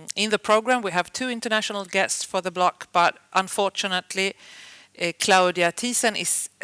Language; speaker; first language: English; non-native, fluent; Swedish